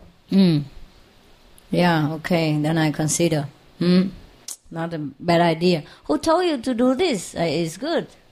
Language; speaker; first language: English; non-native, fluent; Vietnamese